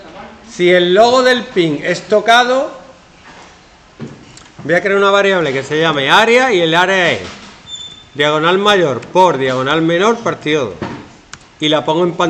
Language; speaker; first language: Spanish; native; Spanish